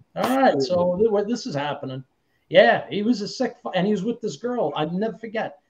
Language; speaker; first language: English; native; English